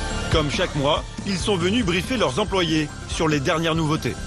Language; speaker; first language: French; native; French